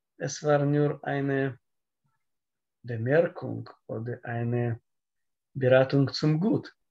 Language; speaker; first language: German; non-native, learner; Russian